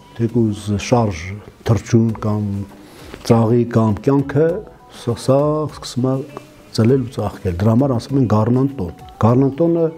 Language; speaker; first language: Armenian; non-native, local second language; Kurdish